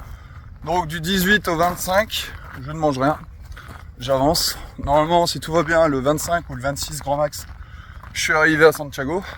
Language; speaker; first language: French; native; French